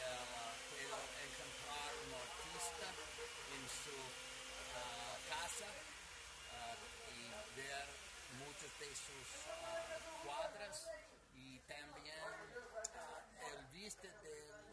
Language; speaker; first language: Spanish; non-native, learner; English